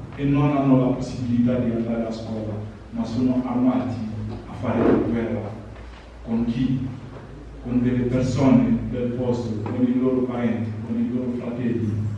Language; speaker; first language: Italian; non-native, fluent; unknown